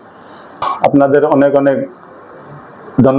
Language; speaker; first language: Bangla; early bilingual, heritage; Bangla